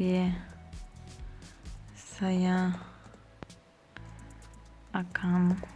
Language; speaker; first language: Indonesian; non-native, learner; Turkish